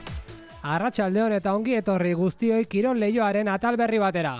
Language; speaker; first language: Basque; native; Basque